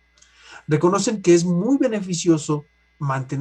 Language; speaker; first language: Spanish; native; Spanish